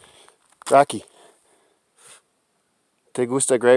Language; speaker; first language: Spanish; non-native, learner; English